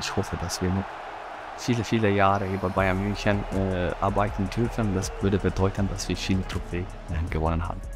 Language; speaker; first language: German; non-native, fluent; Hungarian